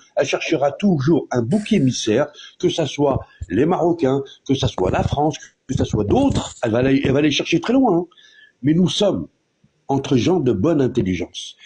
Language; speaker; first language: French; non-native, local second language; Kabyle